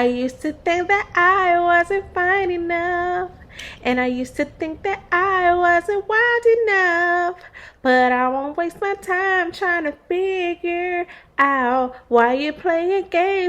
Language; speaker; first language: English; native; English